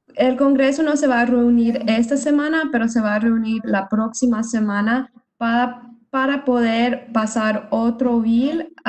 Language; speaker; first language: Spanish; early bilingual, other home language; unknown